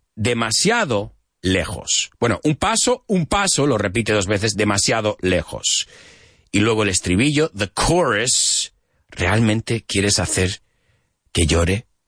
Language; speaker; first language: Spanish; non-native, fluent; English